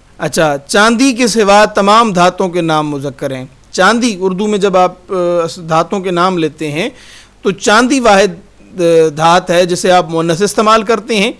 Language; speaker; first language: Urdu; native; Urdu